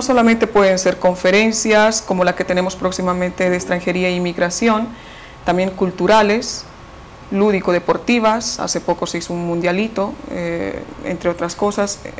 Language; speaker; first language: Spanish; native; Spanish